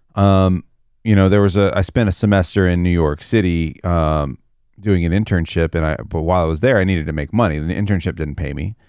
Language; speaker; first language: English; native; English